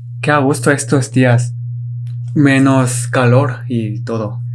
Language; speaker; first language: Spanish; non-native, learner; Korean